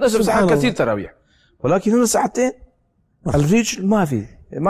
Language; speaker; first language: Arabic; non-native, learner; Turkish